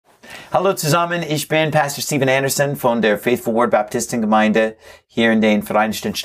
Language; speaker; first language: German; non-native, fluent; English